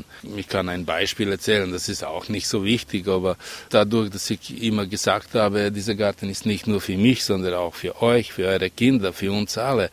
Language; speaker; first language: German; non-native, fluent; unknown